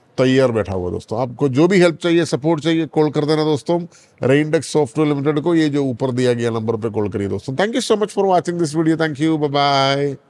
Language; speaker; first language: Hindi; non-native, local second language; Malayalam